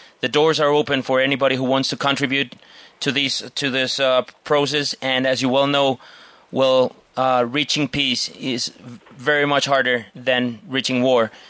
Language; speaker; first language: English; non-native, fluent; Spanish